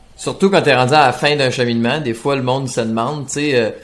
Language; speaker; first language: French; native; French